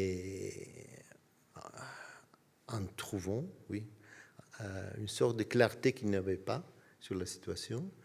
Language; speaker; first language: French; non-native, fluent; Italian